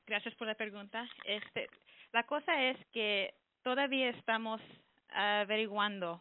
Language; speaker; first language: Spanish; early bilingual, heritage; English